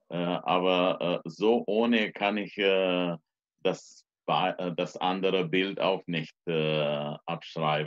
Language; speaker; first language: German; non-native, fluent; Romanian